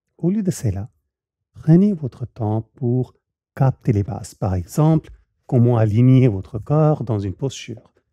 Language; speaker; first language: French; native; French